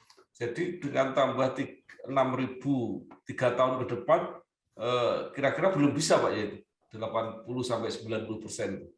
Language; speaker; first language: Indonesian; native; Indonesian